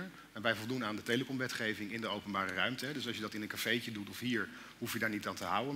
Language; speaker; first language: Dutch; native; Dutch